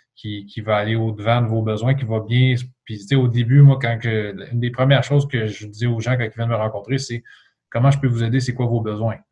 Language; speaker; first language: French; native; French